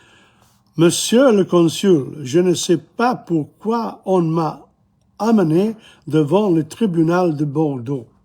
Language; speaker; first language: French; non-native, fluent; English